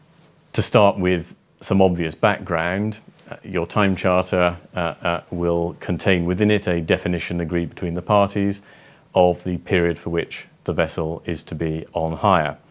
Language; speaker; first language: English; native; English